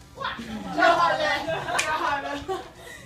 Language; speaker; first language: Chinese; non-native, learner; Spanish